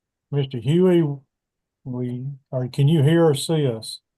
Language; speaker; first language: English; native; English